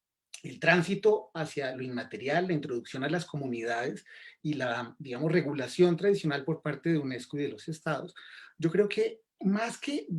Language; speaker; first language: Spanish; native; Spanish